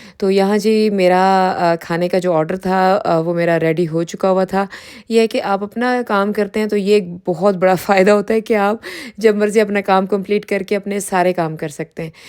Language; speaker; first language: Urdu; native; Urdu